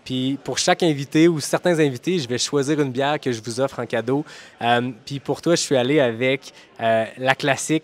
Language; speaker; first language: French; native; French